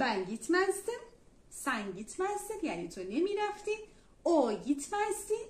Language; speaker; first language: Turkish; non-native, fluent; Persian